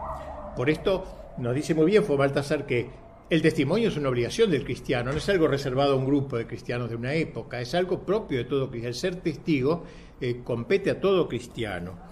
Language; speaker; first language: Spanish; native; Spanish